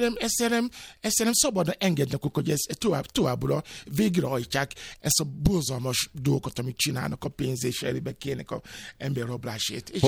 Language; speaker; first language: Hungarian; non-native, fluent; Yoruba